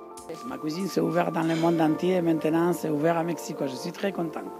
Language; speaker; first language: French; non-native, learner; Spanish